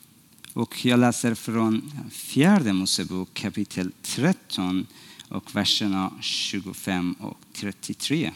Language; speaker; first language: Swedish; non-native, fluent; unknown